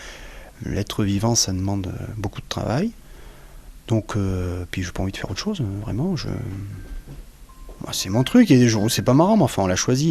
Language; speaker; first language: French; native; French